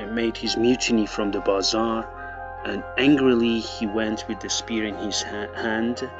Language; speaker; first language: English; non-native, fluent; Persian